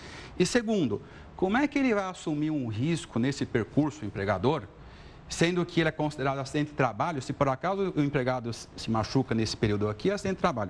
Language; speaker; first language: Portuguese; native; Portuguese